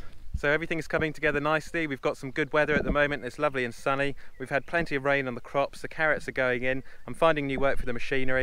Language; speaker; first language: English; native; English